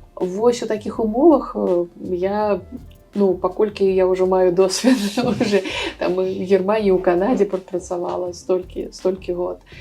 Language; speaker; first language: Belarusian; non-native, local second language; Russian